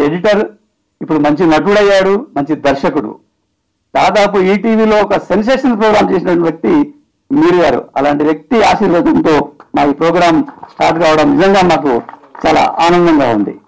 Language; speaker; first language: Telugu; native; Telugu